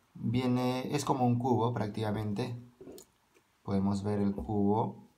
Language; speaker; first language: Spanish; native; Spanish